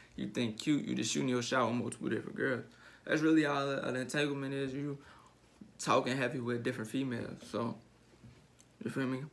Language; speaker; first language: English; native; English